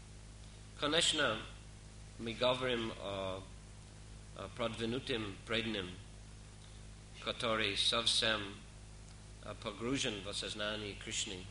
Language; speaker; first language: Russian; non-native, fluent; English